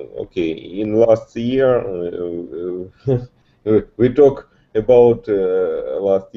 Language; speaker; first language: English; non-native, learner; Russian